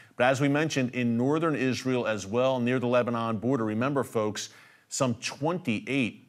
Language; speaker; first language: English; native; English